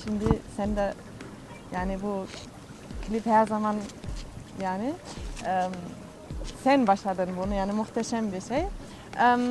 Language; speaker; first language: Turkish; non-native, fluent; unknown